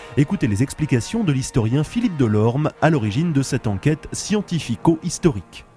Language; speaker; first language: French; native; French